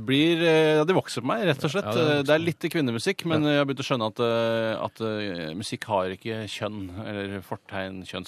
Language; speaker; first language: Norwegian; native; Norwegian